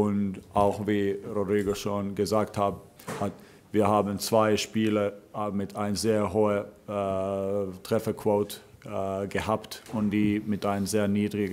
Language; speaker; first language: German; non-native, fluent; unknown